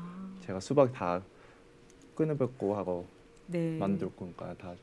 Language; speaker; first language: Korean; early bilingual, heritage; English